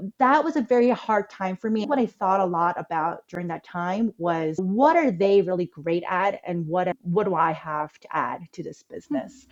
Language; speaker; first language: English; early bilingual, other home language; Korean